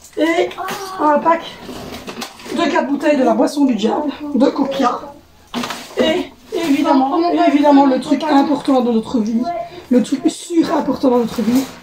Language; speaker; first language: French; native; French